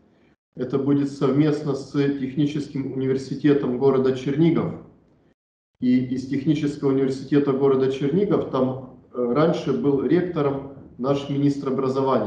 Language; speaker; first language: Russian; native; Russian